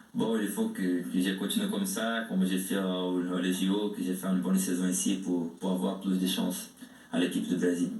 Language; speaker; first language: French; non-native, learner; Portuguese